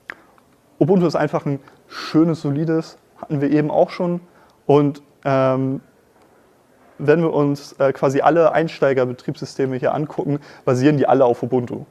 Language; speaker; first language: German; native; German